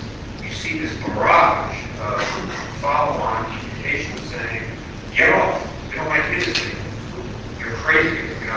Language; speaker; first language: English; native; English